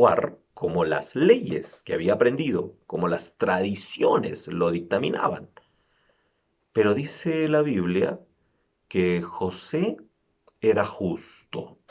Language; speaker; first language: Spanish; native; Spanish